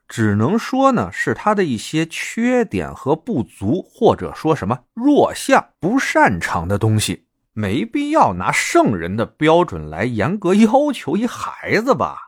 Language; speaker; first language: Chinese; native; Chinese